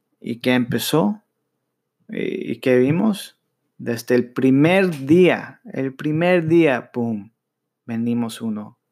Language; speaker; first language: Spanish; early bilingual, heritage; Spanish